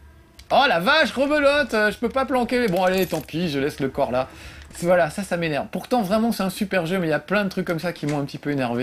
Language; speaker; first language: French; native; French